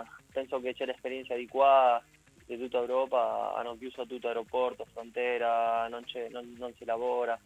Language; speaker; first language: Italian; non-native, learner; Spanish